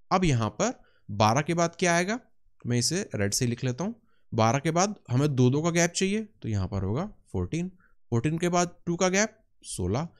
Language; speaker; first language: Hindi; native; Hindi